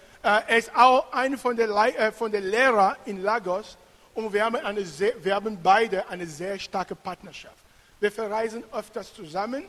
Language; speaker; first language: German; non-native, fluent; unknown